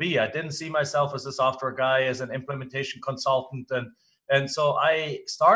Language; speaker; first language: English; non-native, fluent; German